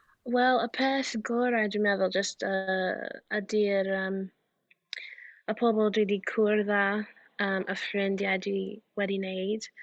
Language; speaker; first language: Welsh; non-native, fluent; English